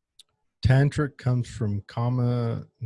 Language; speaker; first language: English; native; English